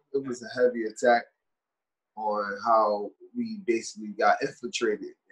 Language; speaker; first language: English; native; English